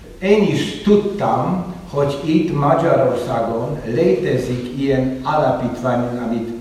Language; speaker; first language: Hungarian; non-native, fluent; Polish